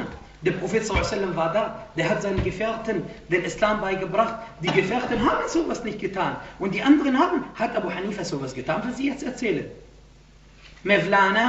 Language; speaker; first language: German; non-native, fluent; Arabic